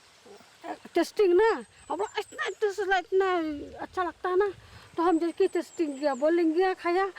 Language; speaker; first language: Hindi; non-native, local second language; Assamese